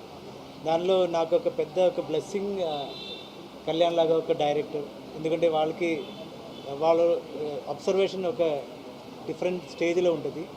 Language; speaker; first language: Telugu; non-native, fluent; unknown